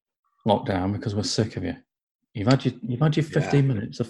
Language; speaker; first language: English; native; English